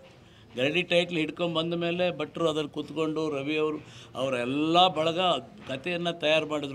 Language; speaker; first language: Kannada; native; Kannada